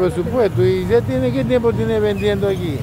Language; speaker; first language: Spanish; native; Spanish